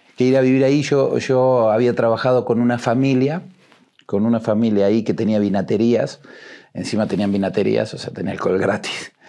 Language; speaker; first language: Spanish; native; Spanish